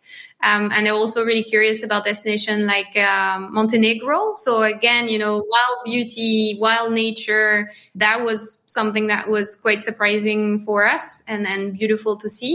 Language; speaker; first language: English; non-native, fluent; French